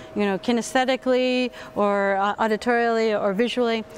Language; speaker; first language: English; native; English